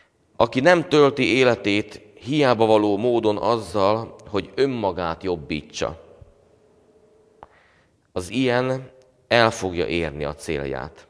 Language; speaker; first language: Hungarian; native; Hungarian